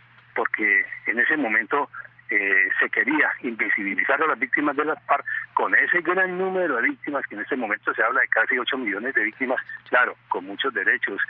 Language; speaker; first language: Spanish; native; Spanish